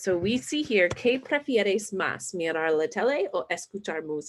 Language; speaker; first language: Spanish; non-native, fluent; English